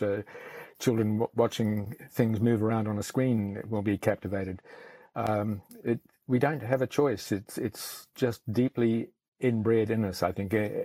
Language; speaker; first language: English; native; English